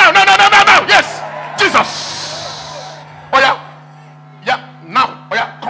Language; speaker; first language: English; non-native, local second language; Igbo